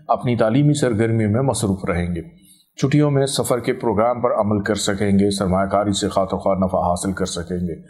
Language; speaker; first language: Urdu; native; Urdu